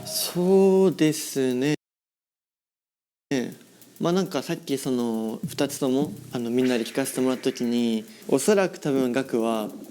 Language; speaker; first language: Japanese; native; Japanese